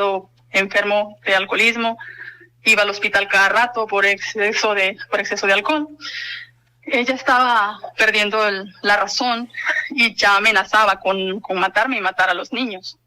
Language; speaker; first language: Spanish; native; Spanish